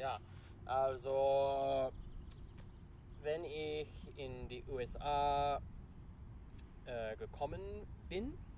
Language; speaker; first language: German; non-native, learner; English